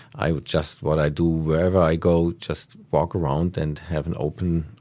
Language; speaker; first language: English; non-native, fluent; German